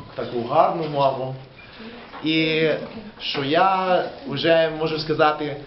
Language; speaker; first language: Ukrainian; non-native, learner; English